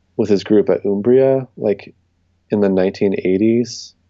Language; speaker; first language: English; native; English